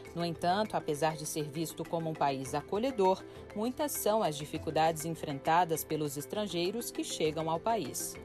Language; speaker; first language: Portuguese; native; Portuguese